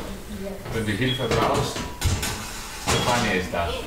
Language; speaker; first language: German; non-native, learner; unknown